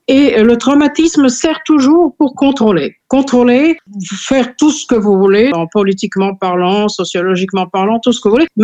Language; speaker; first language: French; non-native, fluent; Serbian